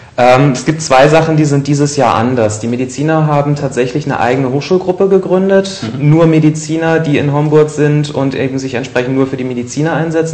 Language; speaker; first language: German; native; German